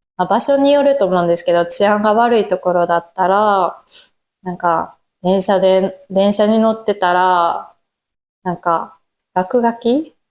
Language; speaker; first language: Japanese; native; Japanese